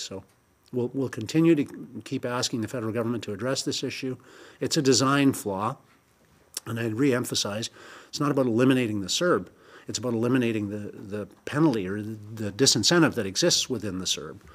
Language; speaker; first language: English; native; English